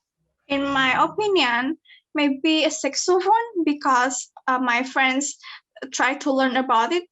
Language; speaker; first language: English; non-native, learner; Indonesian